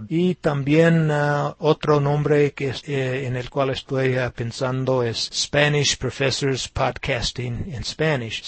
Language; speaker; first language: Spanish; non-native, fluent; English